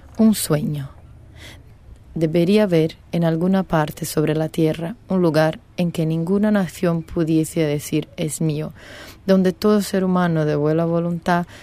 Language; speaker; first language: Spanish; non-native, fluent; Portuguese